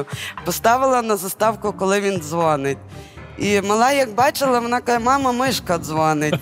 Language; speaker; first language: Ukrainian; native; Ukrainian